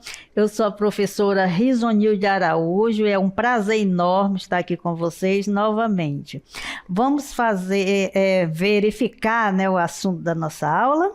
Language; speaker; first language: Portuguese; native; Portuguese